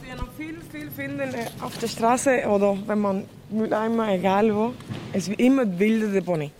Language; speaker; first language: German; non-native, fluent; Spanish